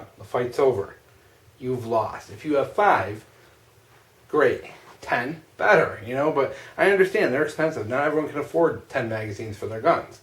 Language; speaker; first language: English; native; English